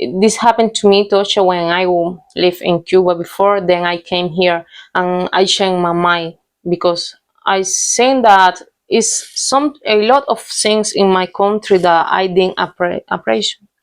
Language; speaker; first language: English; non-native, learner; Spanish